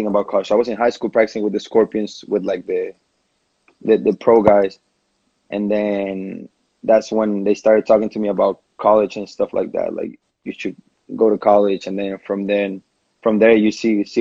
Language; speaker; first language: English; non-native, fluent; Spanish